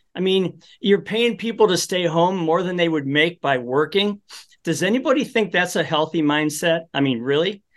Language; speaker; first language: English; early bilingual, other home language; Polish